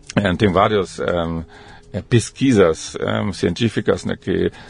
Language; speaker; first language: Portuguese; non-native, fluent; German